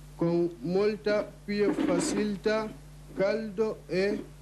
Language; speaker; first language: Italian; non-native, learner; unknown